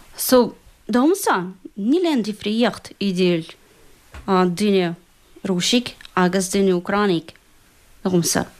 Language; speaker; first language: Irish; non-native, fluent; Russian